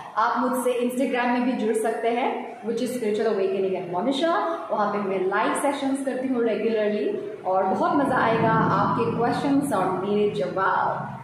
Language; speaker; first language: Hindi; non-native, local second language; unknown